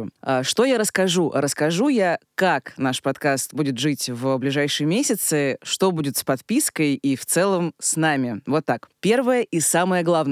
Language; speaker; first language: Russian; native; Russian